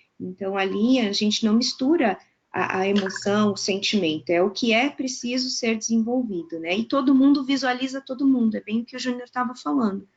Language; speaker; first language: Portuguese; native; Portuguese